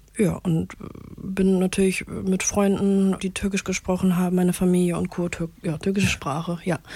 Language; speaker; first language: German; early bilingual, other home language; Turkish